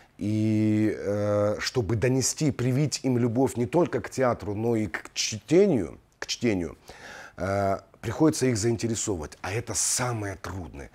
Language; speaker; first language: Russian; non-native, local second language; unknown